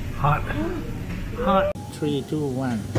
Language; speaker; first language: English; non-native, learner; Thai